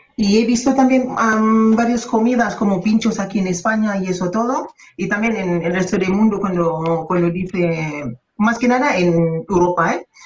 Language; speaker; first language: Spanish; non-native, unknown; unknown